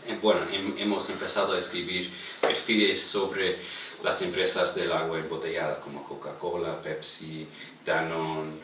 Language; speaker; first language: Spanish; non-native, fluent; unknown